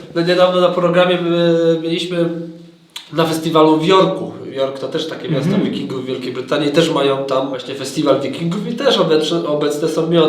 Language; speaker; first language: Polish; native; Polish